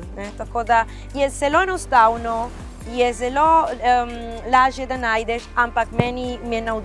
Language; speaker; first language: Slovenian; non-native, fluent; Spanish